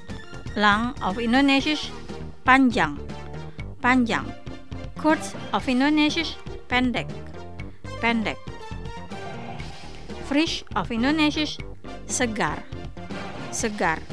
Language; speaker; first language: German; non-native, fluent; Indonesian